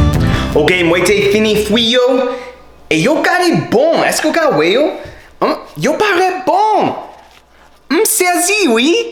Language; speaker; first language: Haitian Creole; non-native, learner; English